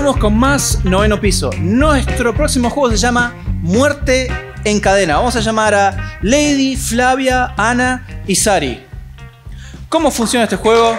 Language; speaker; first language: Spanish; native; Spanish